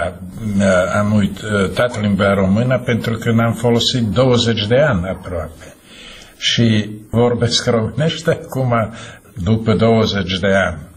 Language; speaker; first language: Romanian; non-native, fluent; Czech